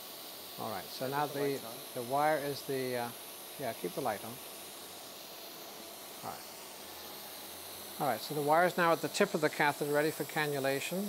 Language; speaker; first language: English; native; English